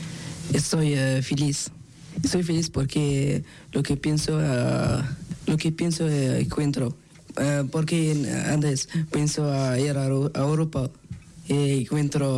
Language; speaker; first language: Spanish; non-native, learner; Arabic